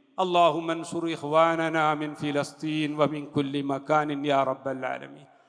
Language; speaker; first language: Arabic; non-native, fluent; Malayalam